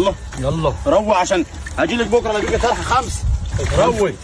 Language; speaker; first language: Arabic; native; Arabic